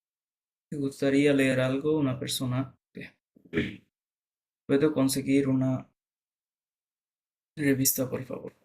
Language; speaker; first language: Spanish; non-native, fluent; Bangla